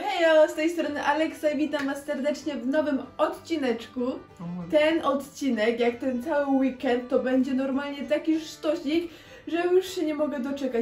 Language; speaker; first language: Polish; native; Polish